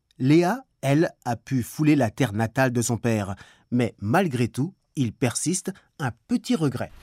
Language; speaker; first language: French; native; French